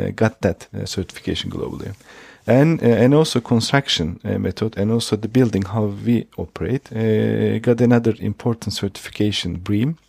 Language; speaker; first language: English; non-native, fluent; Turkish